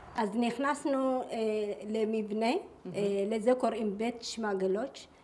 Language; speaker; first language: Hebrew; early bilingual, other home language; Amharic